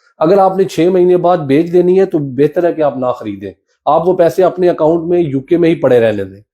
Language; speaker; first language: Urdu; non-native, local second language; Punjabi